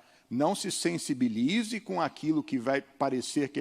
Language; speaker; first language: Portuguese; native; Portuguese